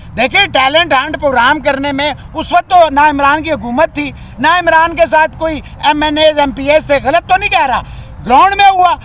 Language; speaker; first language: Urdu; non-native, local second language; Punjabi